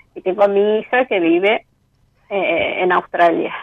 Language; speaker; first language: Spanish; native; Spanish